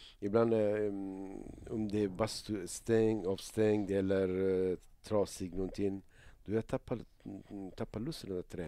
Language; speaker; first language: Swedish; non-native, learner; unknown